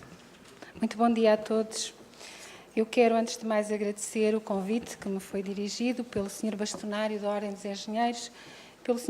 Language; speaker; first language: Portuguese; native; Portuguese